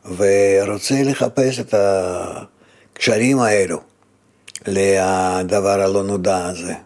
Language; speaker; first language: Hebrew; non-native, fluent; Russian